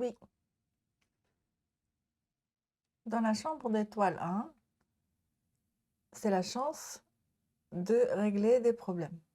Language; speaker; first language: French; non-native, learner; Japanese